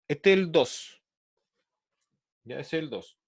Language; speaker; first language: Spanish; native; Spanish